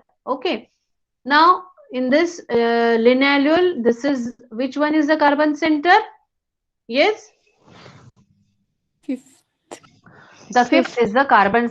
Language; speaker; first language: English; non-native, local second language; Hindi